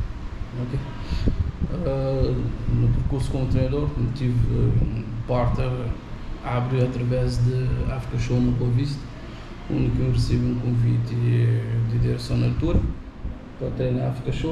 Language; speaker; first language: Portuguese; non-native, local second language; Kabuverdianu